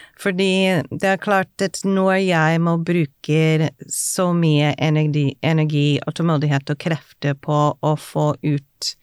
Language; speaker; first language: Norwegian; non-native, fluent; English